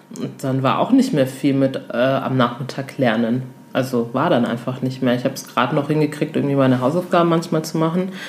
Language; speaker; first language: German; early bilingual, other home language; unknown